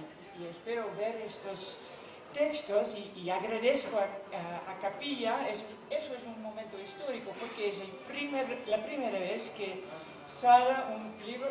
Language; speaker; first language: Spanish; non-native, fluent; Dutch